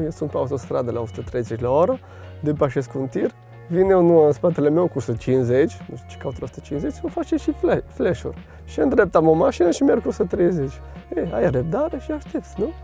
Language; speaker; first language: Romanian; non-native, fluent; French